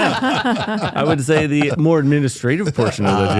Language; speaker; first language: English; native; English